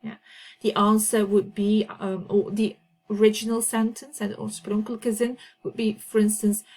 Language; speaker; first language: English; non-native, fluent; Dutch